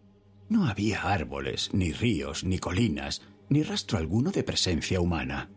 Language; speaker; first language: Spanish; native; Spanish